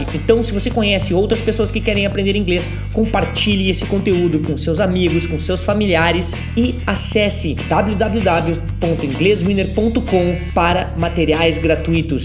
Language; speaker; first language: Portuguese; native; Portuguese